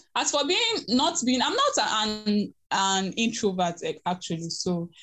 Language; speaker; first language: English; non-native, local second language; Igbo